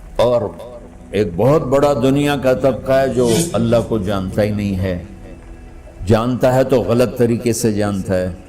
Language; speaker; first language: Urdu; non-native, local second language; Punjabi